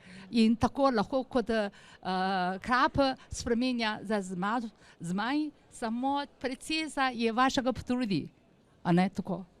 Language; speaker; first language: Slovenian; non-native, learner; Chinese